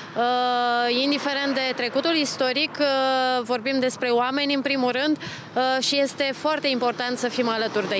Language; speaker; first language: Romanian; native; Romanian